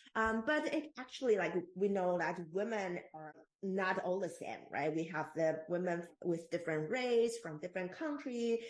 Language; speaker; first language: English; non-native, fluent; Chinese